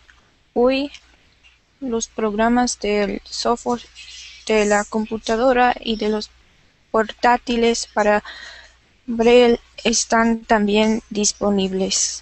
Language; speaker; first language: Spanish; non-native, learner; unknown